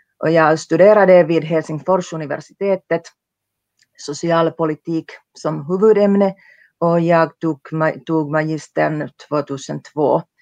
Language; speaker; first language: Swedish; non-native, local second language; Finnish